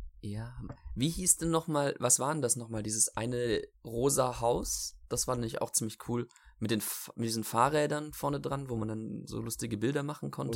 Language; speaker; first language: German; native; German